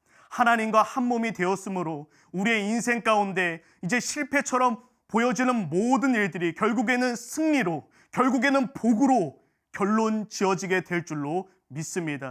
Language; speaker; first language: Korean; native; Korean